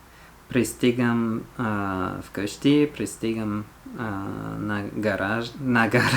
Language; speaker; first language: Bulgarian; non-native, learner; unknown